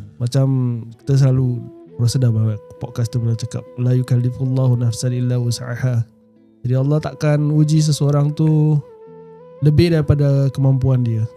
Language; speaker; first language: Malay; native; Malay